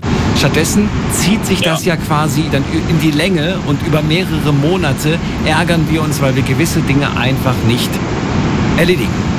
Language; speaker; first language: German; native; German